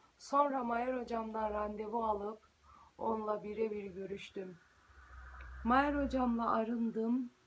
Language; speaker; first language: Turkish; early bilingual, heritage; Turkish